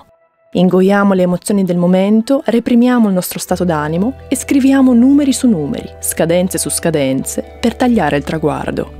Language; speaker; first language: Italian; native; Italian